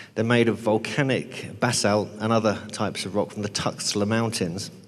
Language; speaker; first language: English; native; English